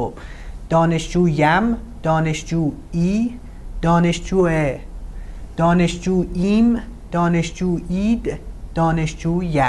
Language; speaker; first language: Persian; non-native, fluent; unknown